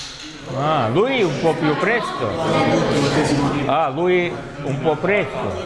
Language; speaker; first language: Italian; non-native, learner; Russian